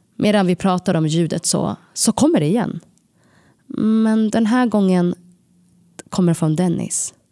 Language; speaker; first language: Swedish; early bilingual, other home language; Tigrinya